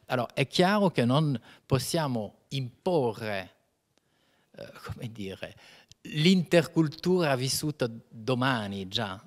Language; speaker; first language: Italian; non-native, fluent; French